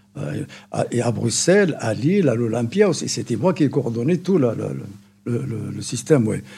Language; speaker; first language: French; non-native, local second language; Arabic